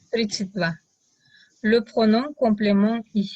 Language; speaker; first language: French; non-native, fluent; Russian